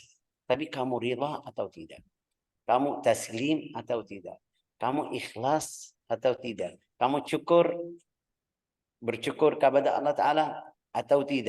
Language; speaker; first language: Indonesian; non-native, fluent; Arabic